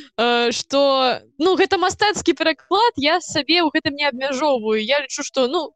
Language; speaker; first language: Belarusian; non-native, local second language; Russian